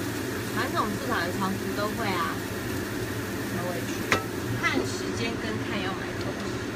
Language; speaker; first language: Chinese; native; Chinese